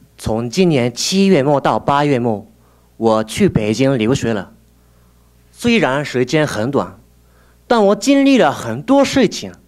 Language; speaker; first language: Chinese; non-native, fluent; Japanese